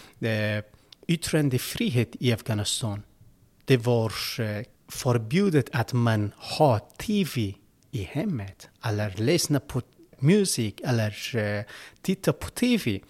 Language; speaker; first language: Swedish; non-native, learner; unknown